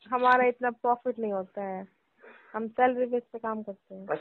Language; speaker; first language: Hindi; native; Hindi